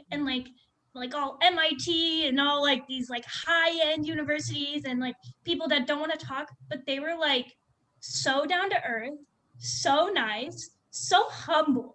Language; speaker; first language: English; native; English